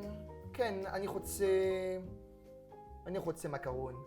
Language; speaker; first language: Hebrew; non-native, learner; French